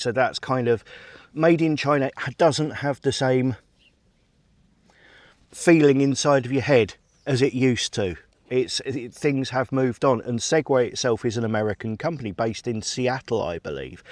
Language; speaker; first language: English; native; English